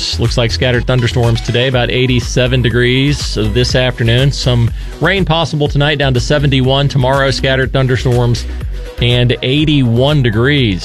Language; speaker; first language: English; native; English